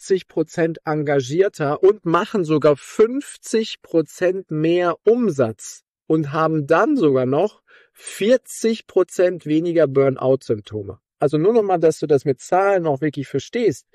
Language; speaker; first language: German; native; German